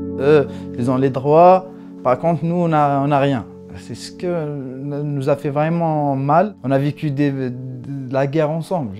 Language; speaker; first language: French; non-native, local second language; Arabic